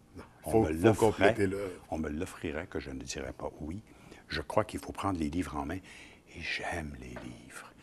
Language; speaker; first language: French; native; French